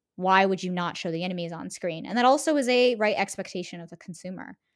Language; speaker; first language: English; native; English